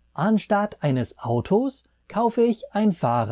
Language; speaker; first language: German; non-native, fluent; English